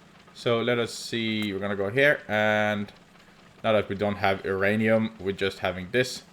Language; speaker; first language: English; non-native, fluent; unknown